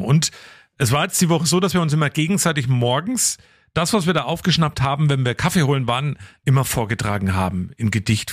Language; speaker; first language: German; native; German